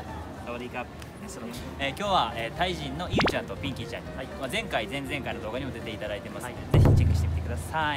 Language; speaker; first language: Japanese; native; Japanese